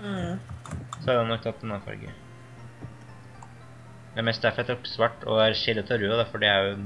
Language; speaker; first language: Norwegian; native; Norwegian